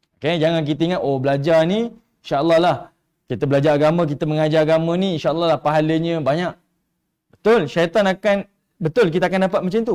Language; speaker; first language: Malay; native; Malay